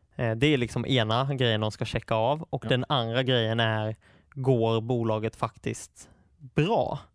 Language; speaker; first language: Swedish; native; Swedish